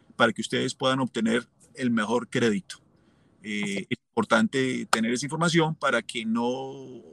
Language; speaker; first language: Spanish; native; Spanish